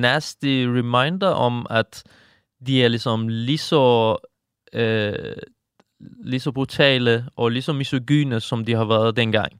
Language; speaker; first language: Danish; non-native, fluent; Persian